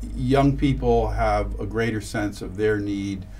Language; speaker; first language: English; native; English